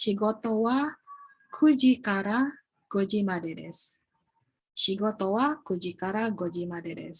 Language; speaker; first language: Japanese; non-native, learner; Indonesian